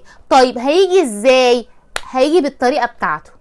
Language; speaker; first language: Arabic; native; Arabic